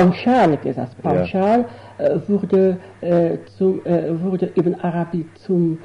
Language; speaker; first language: German; non-native, fluent; Arabic